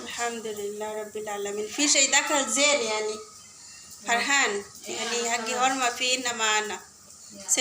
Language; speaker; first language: Arabic; non-native, learner; Bangla